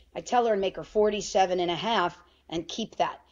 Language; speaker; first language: English; native; English